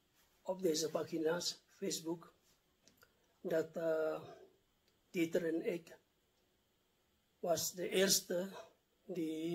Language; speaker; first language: Dutch; non-native, fluent; Indonesian